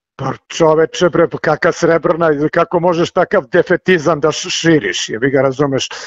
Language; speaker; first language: Serbian; native; Serbian